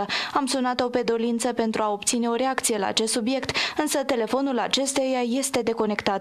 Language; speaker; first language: Romanian; native; Romanian